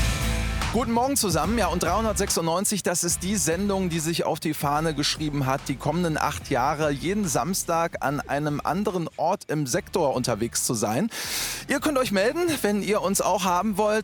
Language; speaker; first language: German; native; German